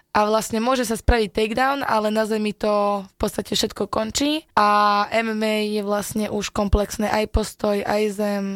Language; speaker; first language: Slovak; native; Slovak